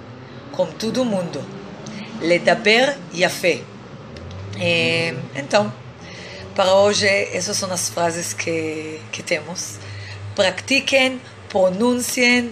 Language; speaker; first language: Portuguese; non-native, fluent; Hebrew